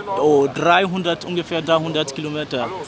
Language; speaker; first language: German; non-native, fluent; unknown